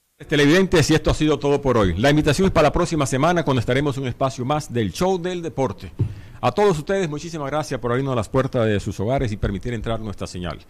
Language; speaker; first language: Spanish; native; Spanish